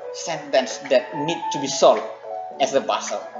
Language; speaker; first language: English; non-native, fluent; Indonesian